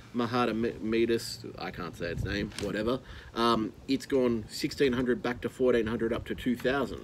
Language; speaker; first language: English; native; English